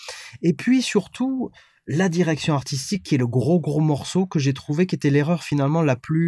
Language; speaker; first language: French; native; French